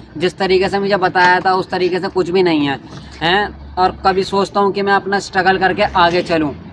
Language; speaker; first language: Hindi; native; Hindi